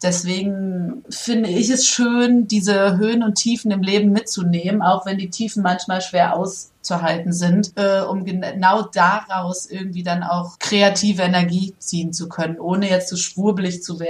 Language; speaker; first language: German; native; German